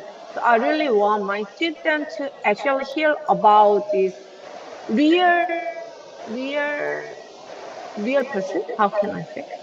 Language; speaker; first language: English; non-native, learner; Korean